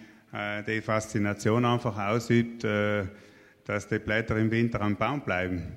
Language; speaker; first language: German; native; German